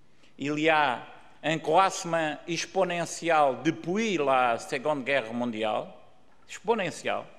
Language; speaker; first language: French; non-native, learner; Portuguese